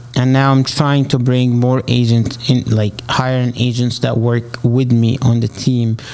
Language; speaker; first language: English; non-native, fluent; Arabic